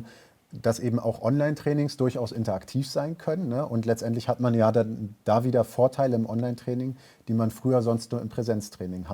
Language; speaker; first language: German; native; German